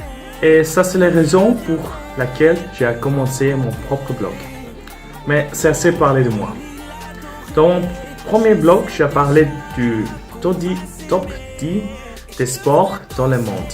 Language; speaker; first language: French; non-native, local second language; Persian